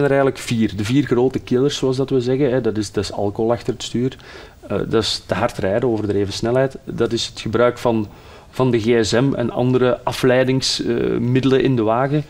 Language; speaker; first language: Dutch; native; Dutch